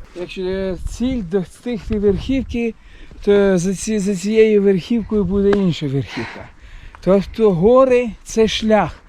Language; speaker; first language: Ukrainian; non-native, local second language; Russian